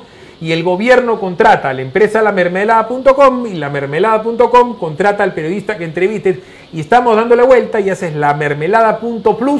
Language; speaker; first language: Spanish; native; Spanish